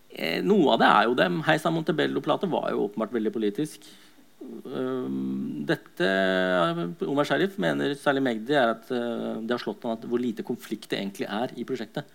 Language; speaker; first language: Norwegian; early bilingual, other home language; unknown